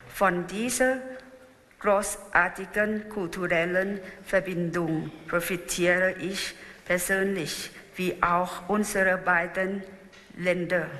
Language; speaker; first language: German; non-native, fluent; Thai